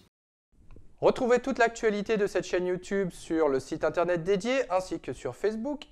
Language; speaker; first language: French; native; French